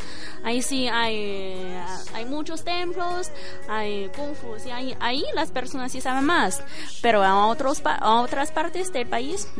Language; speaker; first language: Spanish; non-native, learner; Chinese